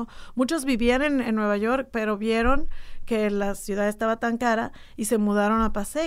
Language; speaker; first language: Spanish; native; Spanish